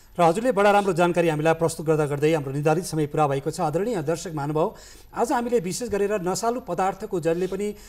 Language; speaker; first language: Nepali; native; Nepali